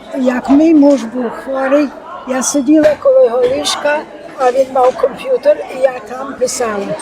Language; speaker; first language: Ukrainian; early bilingual, heritage; Ukrainian